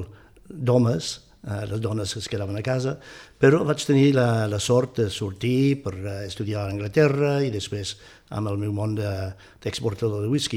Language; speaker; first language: Catalan; non-native, fluent; English